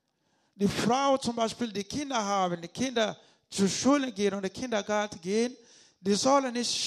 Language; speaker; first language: German; non-native, learner; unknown